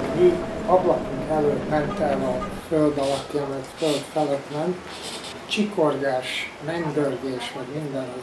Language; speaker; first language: Hungarian; early bilingual, heritage; Hungarian